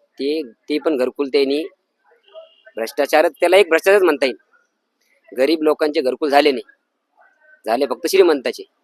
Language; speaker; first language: Marathi; native; Marathi